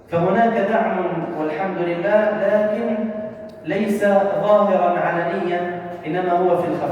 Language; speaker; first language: Arabic; native; Arabic